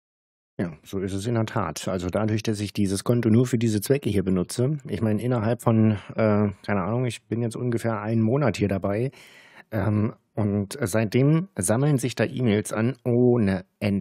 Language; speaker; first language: German; native; German